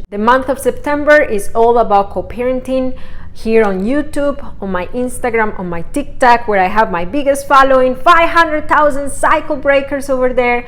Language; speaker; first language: English; non-native, fluent; Spanish